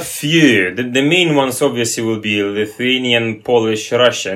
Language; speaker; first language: English; non-native, fluent; Lithuanian